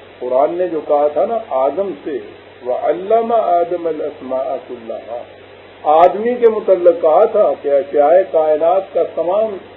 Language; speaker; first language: Urdu; non-native, local second language; Punjabi